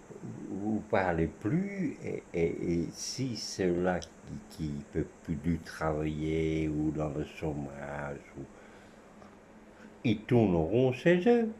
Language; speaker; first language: French; non-native, fluent; Dutch